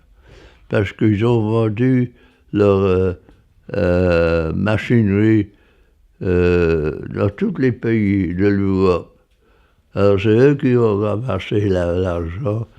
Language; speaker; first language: French; non-native, fluent; English